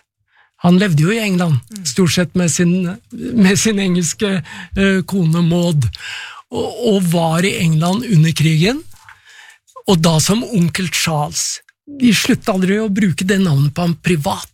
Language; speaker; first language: Norwegian; native; Norwegian